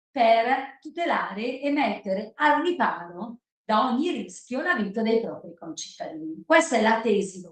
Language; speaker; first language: Italian; native; Italian